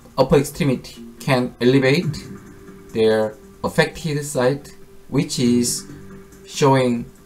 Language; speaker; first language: English; non-native, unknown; Korean